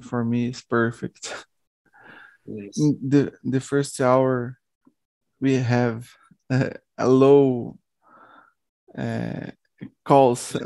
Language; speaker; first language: English; non-native, learner; Portuguese